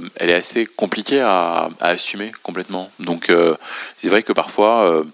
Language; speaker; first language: French; non-native, local second language; Arabic